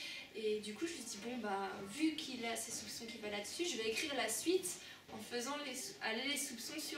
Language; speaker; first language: French; native; French